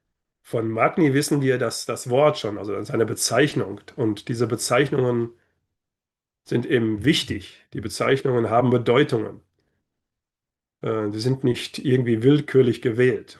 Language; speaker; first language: German; native; German